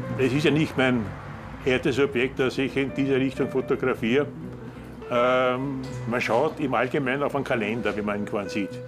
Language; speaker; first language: German; native; German